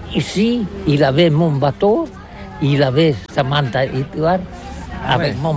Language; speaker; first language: French; non-native, learner; Catalan